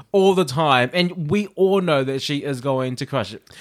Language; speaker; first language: English; native; English